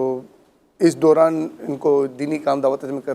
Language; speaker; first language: Urdu; native; Urdu